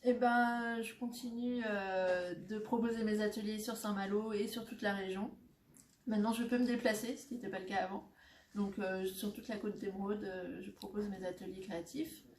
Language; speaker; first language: French; native; French